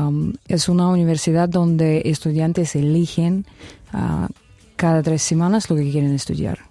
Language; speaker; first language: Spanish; non-native, fluent; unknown